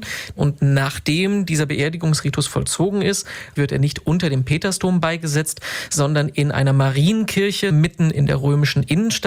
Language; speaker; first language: German; native; German